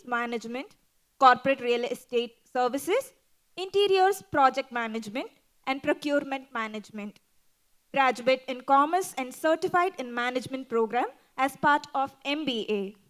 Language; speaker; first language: English; non-native, local second language; Tamil